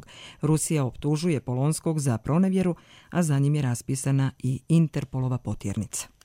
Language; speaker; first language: Croatian; native; Croatian